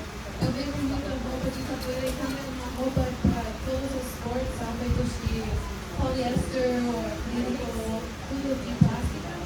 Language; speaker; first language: Portuguese; non-native, learner; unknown